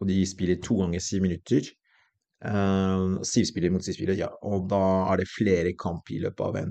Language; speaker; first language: Norwegian; non-native, fluent; French